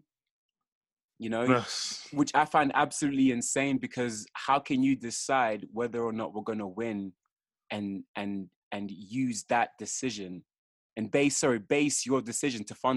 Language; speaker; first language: English; native; English